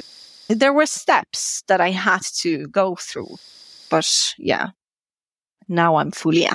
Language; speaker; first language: English; non-native, fluent; Polish